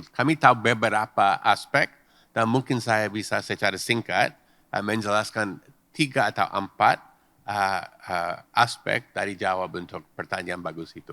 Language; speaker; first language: Indonesian; non-native, fluent; English